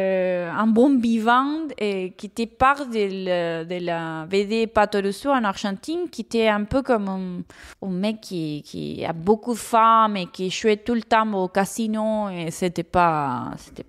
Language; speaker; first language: French; non-native, fluent; Spanish